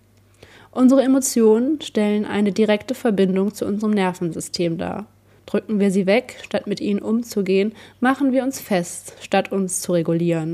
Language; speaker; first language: German; native; German